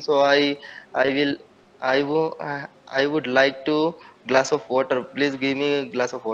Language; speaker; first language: English; non-native, learner; Hindi